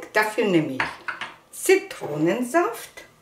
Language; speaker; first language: German; non-native, fluent; Russian